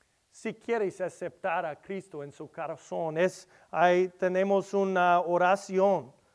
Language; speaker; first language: Spanish; non-native, learner; English